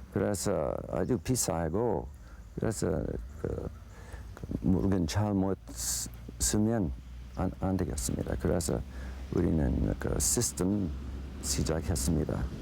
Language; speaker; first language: Korean; non-native, learner; English